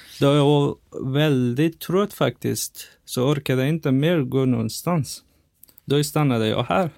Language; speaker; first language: Swedish; non-native, fluent; Persian